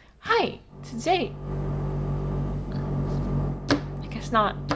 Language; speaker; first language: English; non-native, fluent; Polish